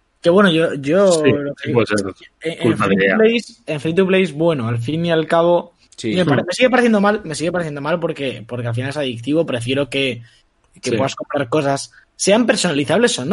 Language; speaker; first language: Spanish; native; Spanish